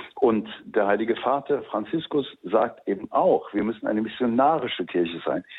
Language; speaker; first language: German; native; German